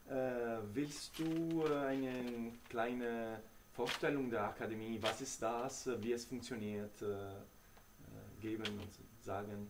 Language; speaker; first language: German; non-native, learner; Italian